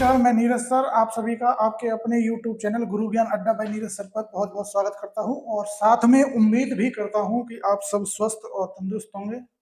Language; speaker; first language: Hindi; native; Hindi